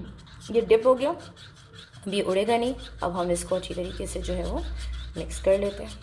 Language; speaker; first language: Hindi; native; Hindi